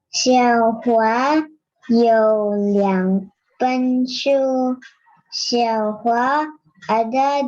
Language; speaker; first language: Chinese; non-native, learner; Indonesian